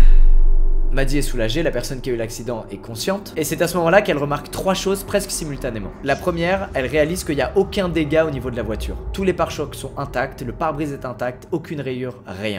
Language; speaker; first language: French; native; French